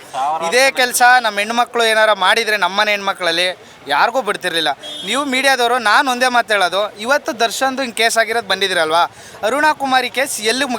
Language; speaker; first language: Kannada; native; Kannada